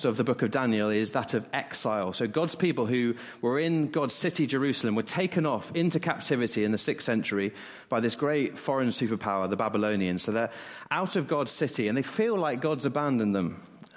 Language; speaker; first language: English; native; English